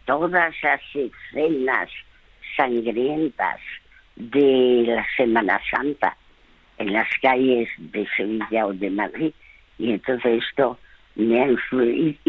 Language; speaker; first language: Spanish; early bilingual, other home language; French